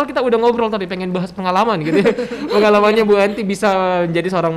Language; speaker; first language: Indonesian; native; Indonesian